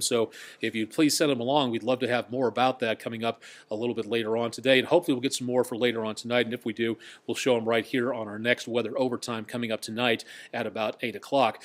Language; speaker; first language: English; native; English